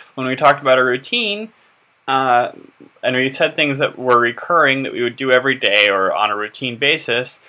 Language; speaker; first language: English; native; English